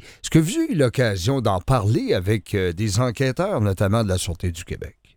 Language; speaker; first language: French; native; French